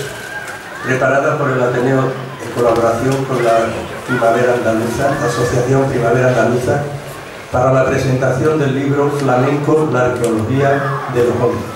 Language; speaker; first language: Spanish; native; Spanish